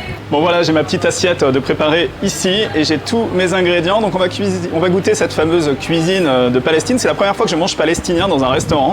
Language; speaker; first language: French; native; French